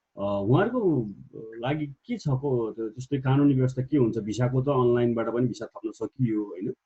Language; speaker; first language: Nepali; native; Nepali